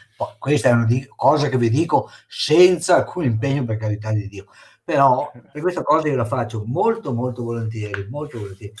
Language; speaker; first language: Italian; native; Italian